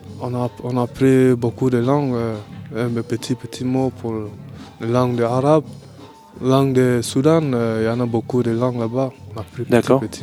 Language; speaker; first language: French; non-native, learner; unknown